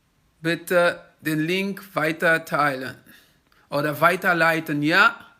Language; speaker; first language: German; non-native, fluent; Kabuverdianu